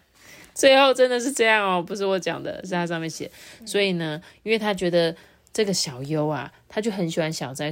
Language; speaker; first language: Chinese; native; Chinese